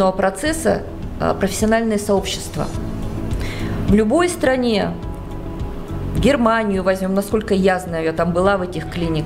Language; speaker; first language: Russian; native; Russian